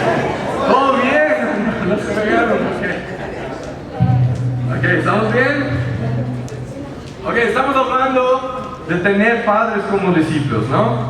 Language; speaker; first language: Spanish; early bilingual, heritage; Spanish